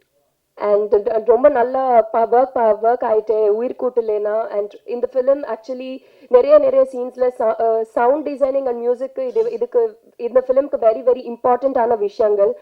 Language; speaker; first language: Tamil; non-native, learner; Telugu